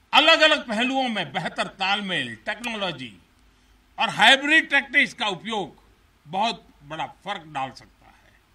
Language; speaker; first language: Hindi; non-native, local second language; Gujarati